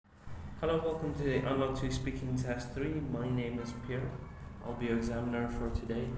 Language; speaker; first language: English; non-native, fluent; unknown